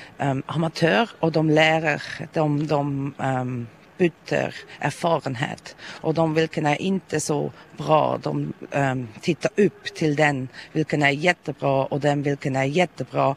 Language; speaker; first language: Swedish; non-native, learner; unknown